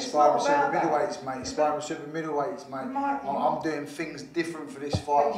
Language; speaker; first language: English; native; English